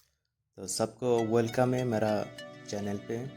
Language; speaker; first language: Hindi; non-native, learner; Bangla